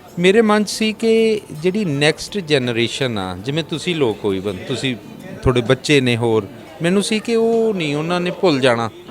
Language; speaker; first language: Punjabi; native; Punjabi